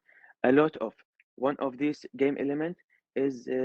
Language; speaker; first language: English; non-native, learner; Arabic